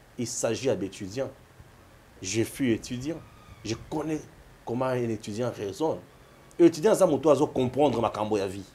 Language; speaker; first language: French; non-native, local second language; Lingala